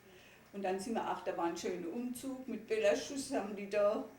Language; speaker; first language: German; native; German